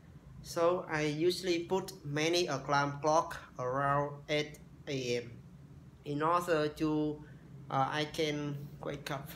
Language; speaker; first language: English; non-native, learner; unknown